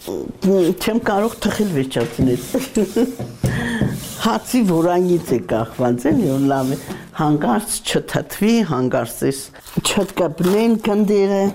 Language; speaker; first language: Armenian; native; Armenian